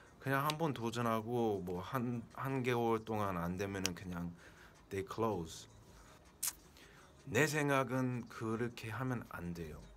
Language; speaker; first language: Korean; early bilingual, heritage; Korean